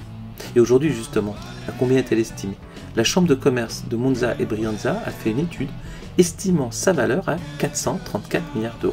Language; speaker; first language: French; native; French